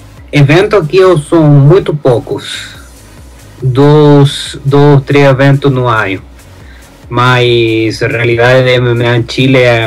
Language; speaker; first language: Portuguese; non-native, learner; Spanish